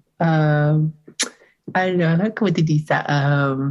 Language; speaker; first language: French; non-native, learner; English